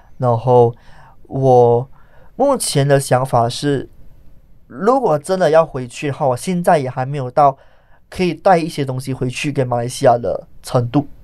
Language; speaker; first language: Chinese; native; Chinese